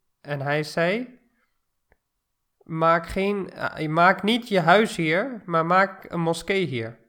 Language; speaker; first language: Dutch; non-native, fluent; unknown